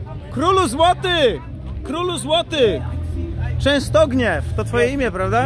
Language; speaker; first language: Polish; early bilingual, heritage; Polish